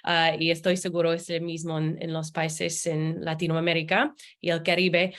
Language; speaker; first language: Spanish; non-native, fluent; English